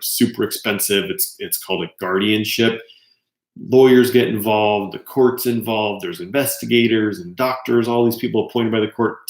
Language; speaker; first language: English; native; English